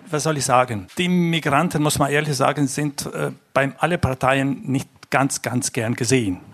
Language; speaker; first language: German; non-native, fluent; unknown